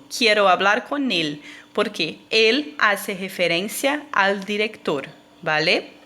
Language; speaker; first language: Spanish; non-native, fluent; Portuguese